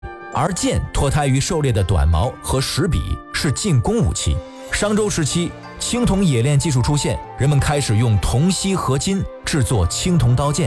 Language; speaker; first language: Chinese; native; Chinese